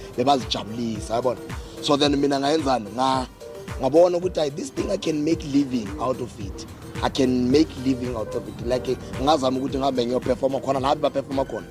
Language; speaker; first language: Zulu; non-native, local second language; Northern Sotho